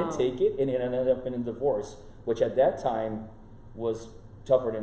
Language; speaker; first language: English; non-native, fluent; Portuguese